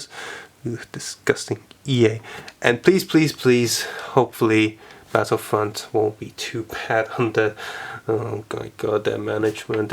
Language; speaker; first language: English; native; English